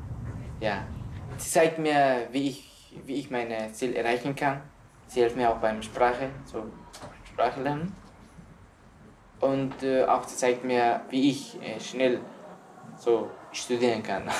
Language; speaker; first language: German; non-native, learner; Persian